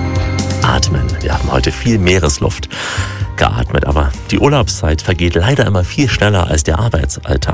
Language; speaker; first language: German; native; German